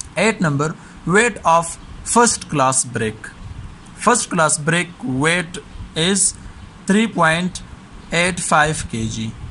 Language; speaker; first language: English; non-native, local second language; Urdu